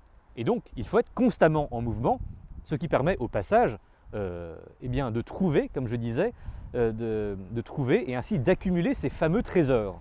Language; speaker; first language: French; native; French